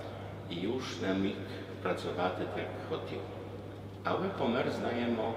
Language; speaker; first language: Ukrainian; non-native, fluent; Polish